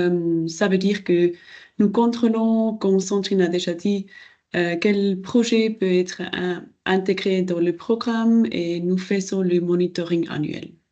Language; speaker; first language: French; non-native, local second language; German